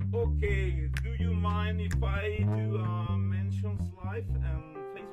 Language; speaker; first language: English; non-native, fluent; Spanish